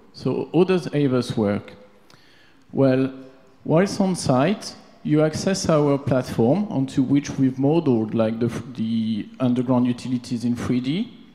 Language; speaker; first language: English; non-native, fluent; French